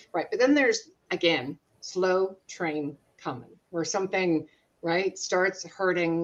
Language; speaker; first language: English; native; English